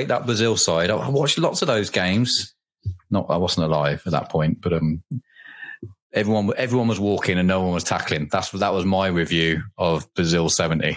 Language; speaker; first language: English; native; English